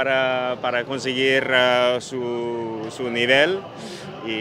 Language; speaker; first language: Spanish; non-native, fluent; English